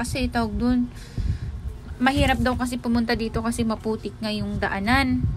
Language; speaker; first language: Filipino; non-native, local second language; Iloko